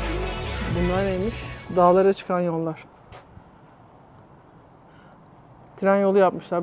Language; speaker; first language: Turkish; native; Turkish